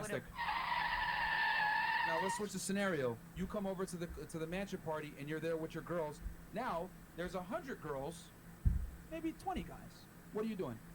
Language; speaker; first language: English; native; English